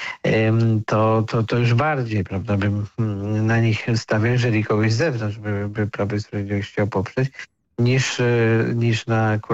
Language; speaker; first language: Polish; native; Polish